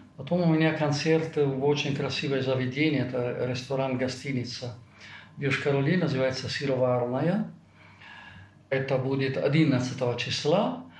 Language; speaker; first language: Russian; non-native, fluent; Italian